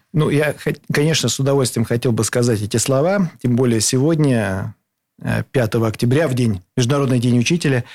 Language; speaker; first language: Russian; native; Russian